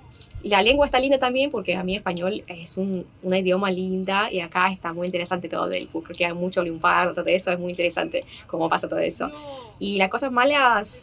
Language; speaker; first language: Spanish; non-native, fluent; Russian